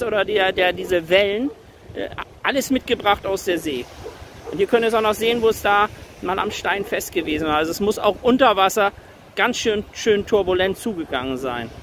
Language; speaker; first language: German; native; German